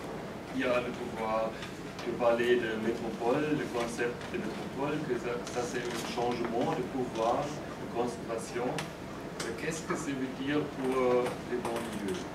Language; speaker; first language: French; non-native, fluent; German